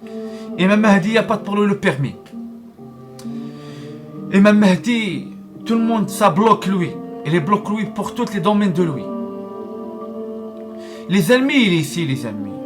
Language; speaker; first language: French; non-native, learner; Arabic